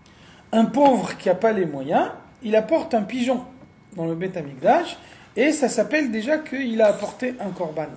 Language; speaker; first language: French; native; French